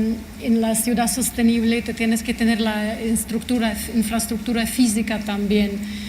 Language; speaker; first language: Spanish; non-native, fluent; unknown